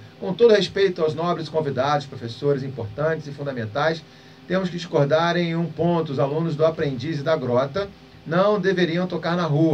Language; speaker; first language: Portuguese; native; Portuguese